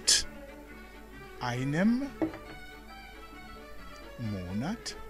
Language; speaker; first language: German; non-native, fluent; Rundi